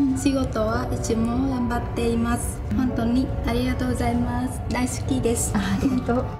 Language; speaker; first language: Japanese; non-native, learner; Vietnamese